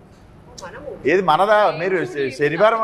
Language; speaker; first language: Telugu; native; Telugu